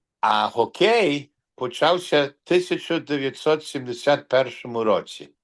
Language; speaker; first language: Ukrainian; early bilingual, heritage; Ukrainian